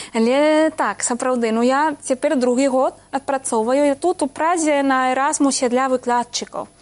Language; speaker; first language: Belarusian; non-native, fluent; Spanish